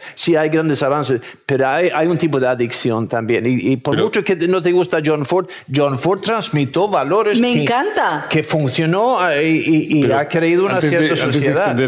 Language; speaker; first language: Spanish; non-native, fluent; Swedish